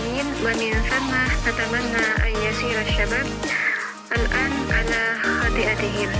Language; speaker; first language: Arabic; non-native, learner; Indonesian